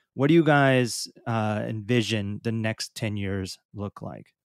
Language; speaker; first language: English; native; English